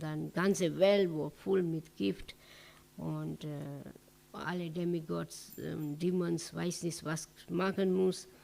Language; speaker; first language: German; non-native, learner; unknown